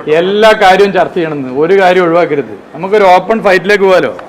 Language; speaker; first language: Malayalam; native; Malayalam